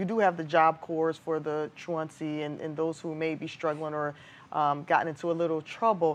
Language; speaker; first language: English; native; English